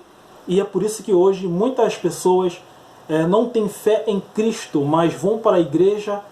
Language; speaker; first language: Portuguese; native; Portuguese